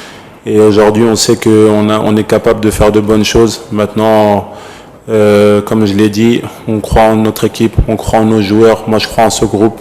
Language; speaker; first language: French; native; French